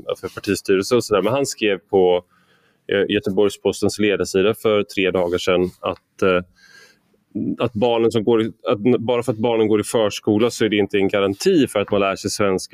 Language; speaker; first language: Swedish; native; Swedish